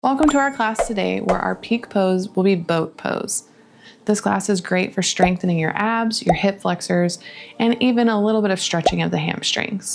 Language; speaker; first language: English; native; English